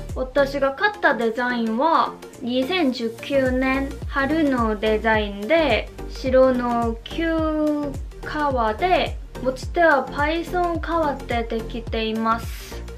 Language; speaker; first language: Japanese; non-native, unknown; Korean